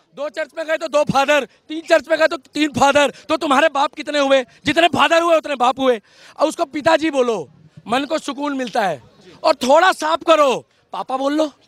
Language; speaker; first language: Hindi; native; Hindi